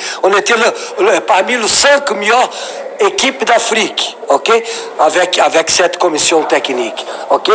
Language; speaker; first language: French; non-native, learner; Portuguese